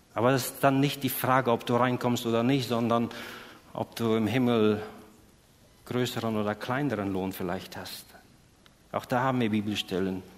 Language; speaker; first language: German; native; German